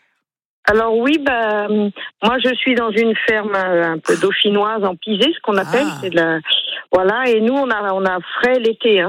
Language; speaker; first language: French; native; French